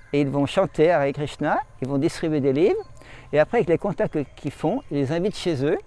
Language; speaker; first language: French; native; French